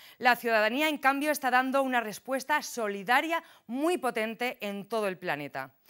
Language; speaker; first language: Spanish; native; Spanish